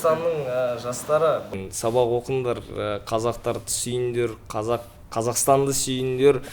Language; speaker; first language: Kazakh; non-native, local second language; Russian